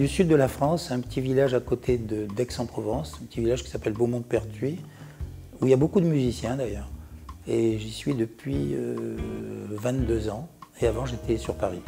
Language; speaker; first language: French; native; French